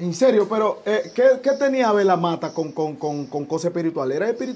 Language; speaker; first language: Spanish; native; Spanish